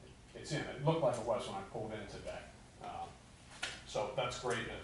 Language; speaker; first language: English; native; English